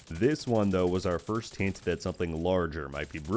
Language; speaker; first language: English; native; English